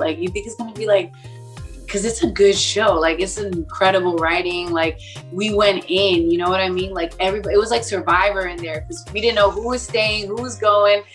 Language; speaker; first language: English; early bilingual, other home language; Spanish